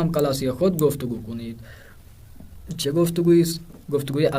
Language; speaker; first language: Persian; non-native, fluent; Urdu